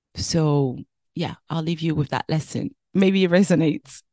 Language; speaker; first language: English; early bilingual, other home language; French